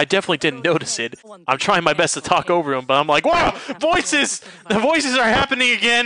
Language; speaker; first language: English; native; English